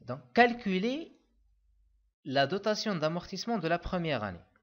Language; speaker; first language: French; non-native, local second language; Arabic